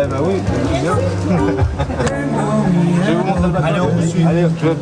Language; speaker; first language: French; native; French